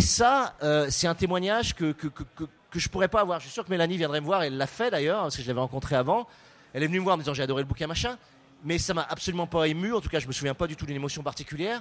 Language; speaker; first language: French; native; French